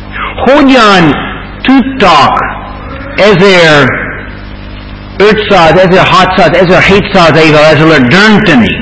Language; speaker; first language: Hungarian; non-native, fluent; English